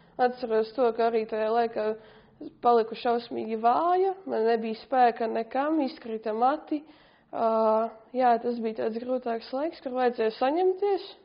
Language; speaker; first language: Latvian; native; Latvian